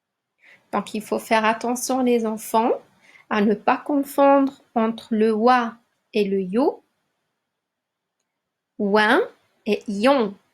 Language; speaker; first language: French; non-native, local second language; Arabic